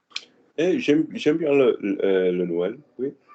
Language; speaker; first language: French; non-native, learner; Spanish